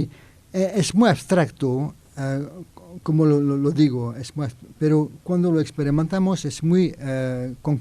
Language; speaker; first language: Spanish; non-native, learner; French